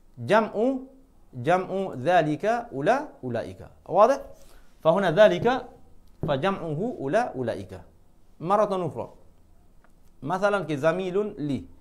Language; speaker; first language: Arabic; non-native, fluent; Malay